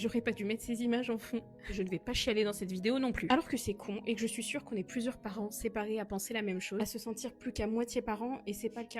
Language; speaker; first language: French; native; French